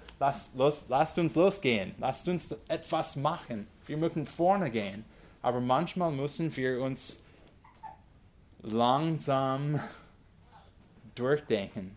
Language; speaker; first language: German; non-native, fluent; English